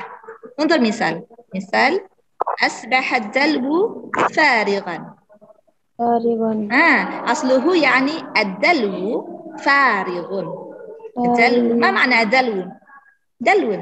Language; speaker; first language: Arabic; non-native, fluent; Indonesian